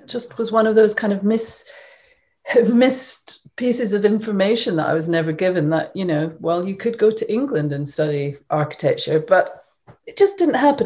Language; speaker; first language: English; native; English